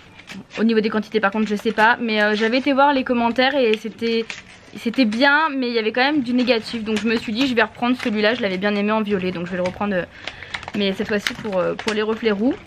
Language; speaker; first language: French; native; French